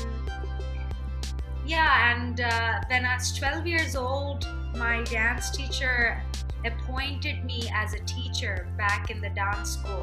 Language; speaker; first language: English; non-native, local second language; Telugu